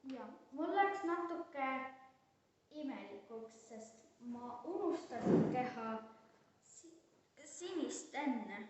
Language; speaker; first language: Estonian; early bilingual, heritage; Estonian